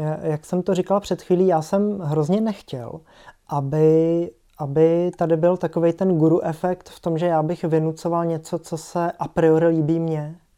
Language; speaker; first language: Czech; native; Czech